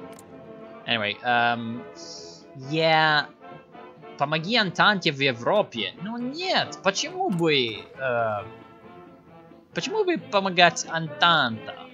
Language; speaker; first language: Russian; non-native, learner; English